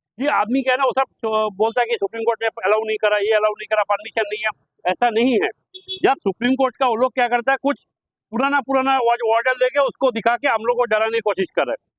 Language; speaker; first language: Hindi; non-native, local second language; Bangla